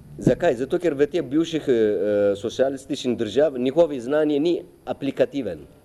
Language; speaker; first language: Slovenian; non-native, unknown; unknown